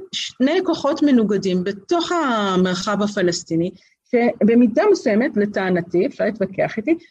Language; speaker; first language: Hebrew; native; Hebrew